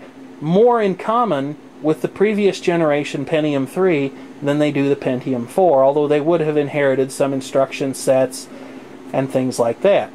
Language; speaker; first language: English; native; English